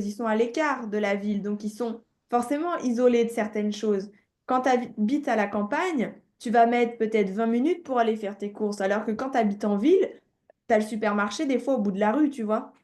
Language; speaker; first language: French; native; French